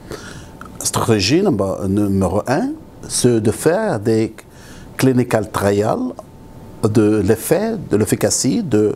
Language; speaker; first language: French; non-native, local second language; Arabic